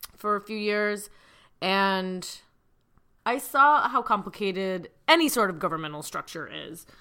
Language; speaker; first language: English; early bilingual, other home language; Hindi